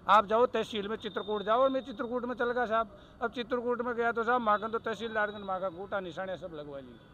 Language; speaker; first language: Hindi; native; Hindi